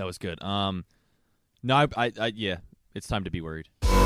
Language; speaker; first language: English; native; English